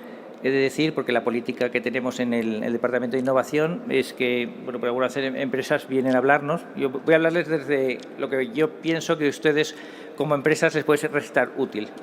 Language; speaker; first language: Spanish; native; Spanish